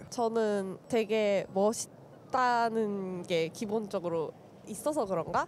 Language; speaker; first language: Korean; native; Korean